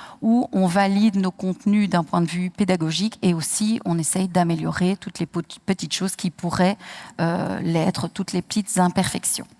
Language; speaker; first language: French; native; French